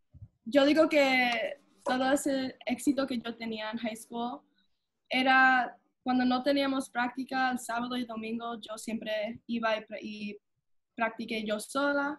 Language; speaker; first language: Spanish; early bilingual, heritage; English